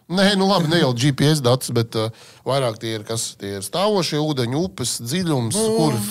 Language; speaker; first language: Latvian; native; Latvian